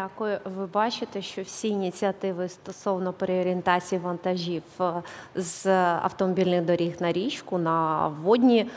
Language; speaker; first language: Ukrainian; native; Ukrainian